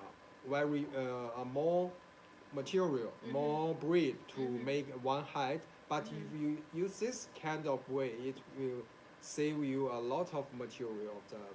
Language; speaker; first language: English; non-native, learner; Chinese